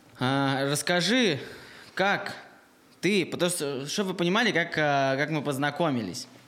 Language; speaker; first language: Russian; native; Russian